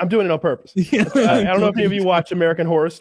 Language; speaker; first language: English; native; English